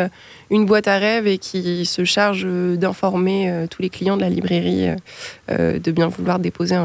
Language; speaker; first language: French; native; French